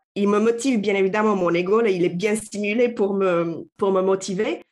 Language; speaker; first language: French; non-native, fluent; Romanian